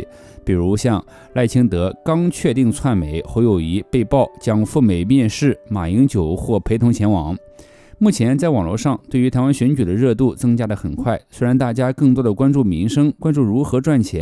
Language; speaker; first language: Chinese; native; Chinese